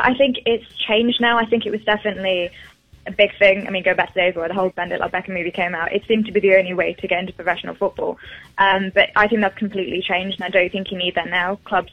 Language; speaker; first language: English; native; English